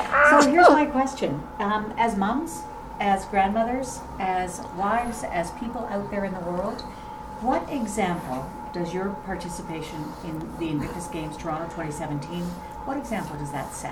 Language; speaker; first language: English; native; English